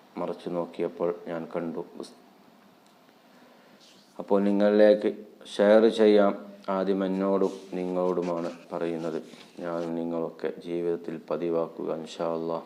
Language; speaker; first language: Malayalam; native; Malayalam